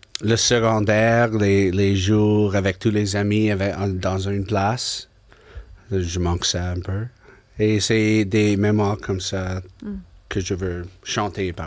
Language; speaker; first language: French; non-native, local second language; English